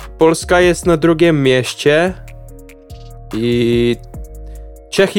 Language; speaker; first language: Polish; non-native, learner; Czech